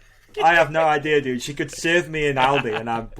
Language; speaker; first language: English; native; English